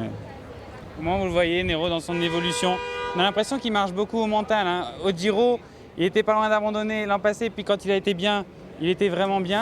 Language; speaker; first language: French; native; French